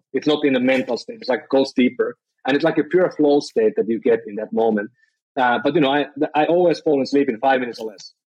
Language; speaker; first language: English; non-native, fluent; Finnish